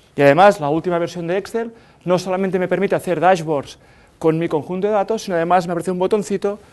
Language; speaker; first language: Spanish; native; Spanish